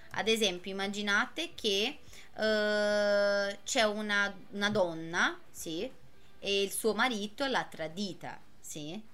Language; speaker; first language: Italian; non-native, fluent; Portuguese